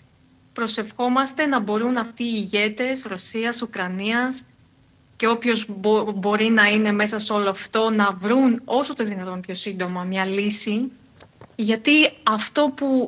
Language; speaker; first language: Greek; non-native, fluent; Ukrainian